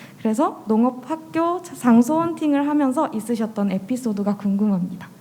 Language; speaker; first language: Korean; native; Korean